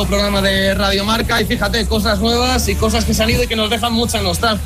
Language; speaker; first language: Spanish; native; Spanish